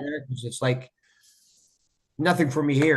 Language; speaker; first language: English; native; English